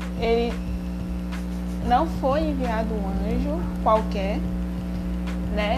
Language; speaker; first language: Portuguese; native; Portuguese